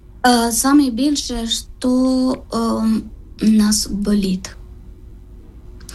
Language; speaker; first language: Ukrainian; non-native, learner; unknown